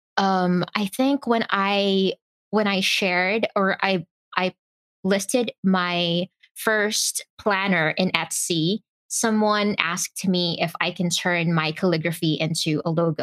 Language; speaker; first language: English; non-native, local second language; Filipino